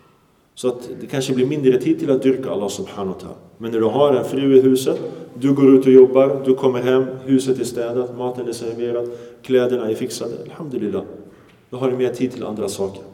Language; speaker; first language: Swedish; early bilingual, other home language; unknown